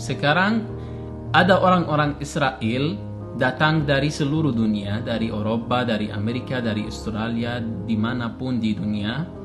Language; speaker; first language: Indonesian; non-native, fluent; Arabic